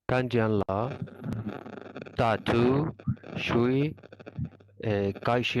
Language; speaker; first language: Chinese; non-native, learner; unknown